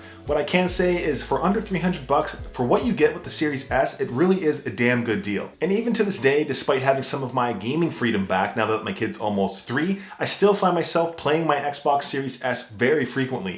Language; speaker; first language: English; native; English